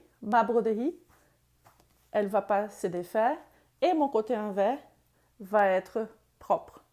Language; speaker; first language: French; non-native, fluent; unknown